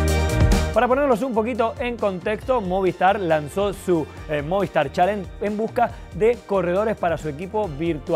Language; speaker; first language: Spanish; native; Spanish